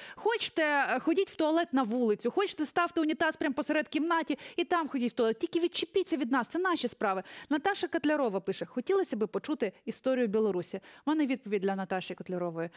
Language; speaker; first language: Ukrainian; early bilingual, other home language; Russian